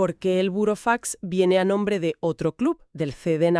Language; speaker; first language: Spanish; native; Spanish